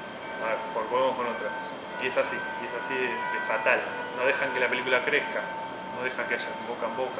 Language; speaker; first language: Spanish; native; Spanish